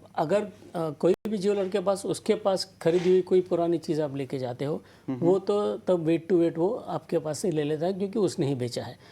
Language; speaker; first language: Hindi; non-native, local second language; Gujarati